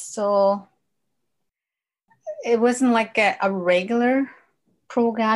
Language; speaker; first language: English; non-native, fluent; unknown